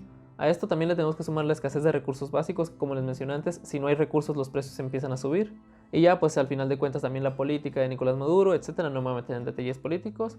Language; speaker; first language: Spanish; native; Spanish